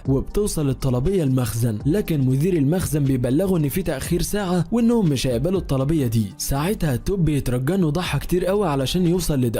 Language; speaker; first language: Arabic; native; Arabic